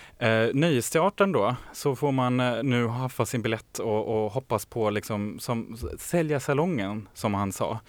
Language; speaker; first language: Swedish; non-native, fluent; German